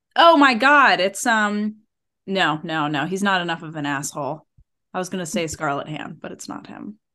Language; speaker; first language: English; native; English